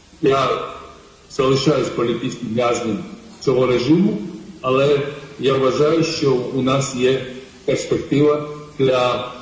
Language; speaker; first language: Ukrainian; non-native, fluent; Georgian